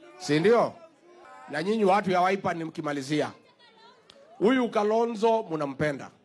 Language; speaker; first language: Swahili; non-native, local second language; Kikuyu